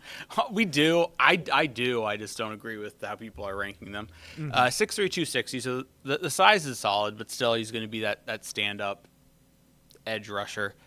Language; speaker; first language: English; native; English